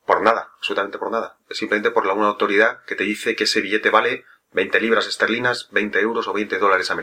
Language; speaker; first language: Spanish; native; Spanish